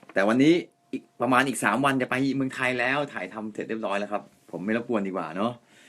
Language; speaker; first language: Thai; non-native, fluent; Japanese